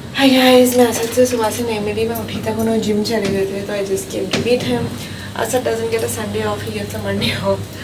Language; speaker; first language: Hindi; native; Hindi